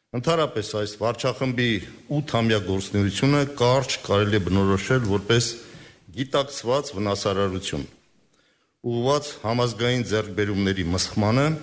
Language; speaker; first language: Armenian; native; Armenian